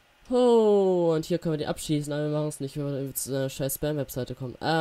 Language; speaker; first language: German; native; German